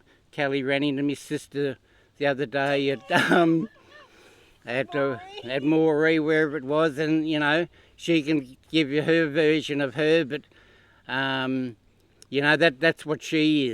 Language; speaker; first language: English; native; English